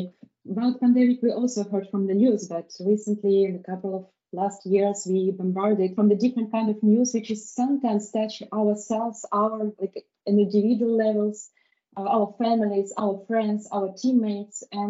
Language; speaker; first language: English; non-native, fluent; Russian